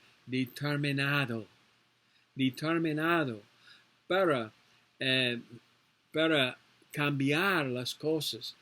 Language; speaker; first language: Spanish; non-native, learner; English